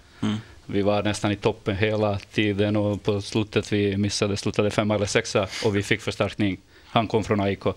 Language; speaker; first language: Swedish; non-native, fluent; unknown